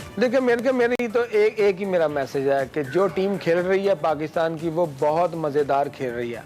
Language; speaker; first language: Urdu; non-native, local second language; Punjabi